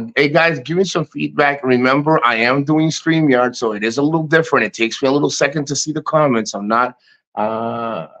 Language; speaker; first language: English; native; English